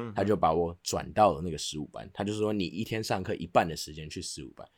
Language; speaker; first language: Chinese; non-native, local second language; English